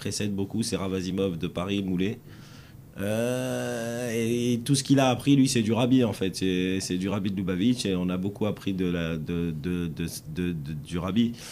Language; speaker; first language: French; native; French